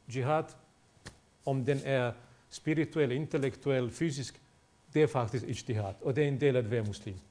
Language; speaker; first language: Danish; non-native, fluent; Bosnian